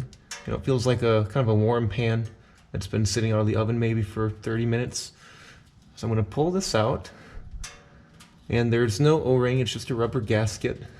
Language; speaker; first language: English; native; English